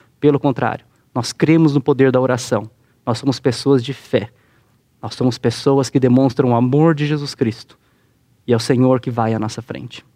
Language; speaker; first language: Portuguese; native; Portuguese